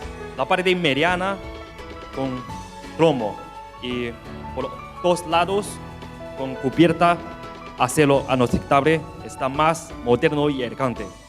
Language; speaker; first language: Spanish; non-native, learner; Chinese